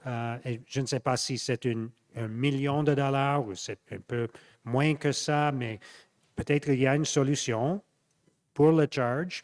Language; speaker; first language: French; non-native, local second language; English